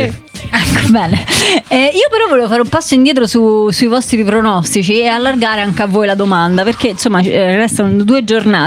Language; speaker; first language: Italian; native; Italian